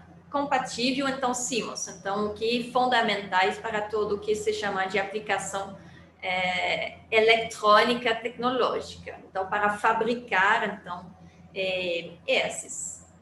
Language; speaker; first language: Portuguese; non-native, fluent; French